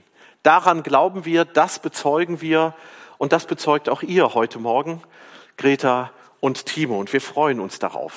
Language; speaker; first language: German; native; German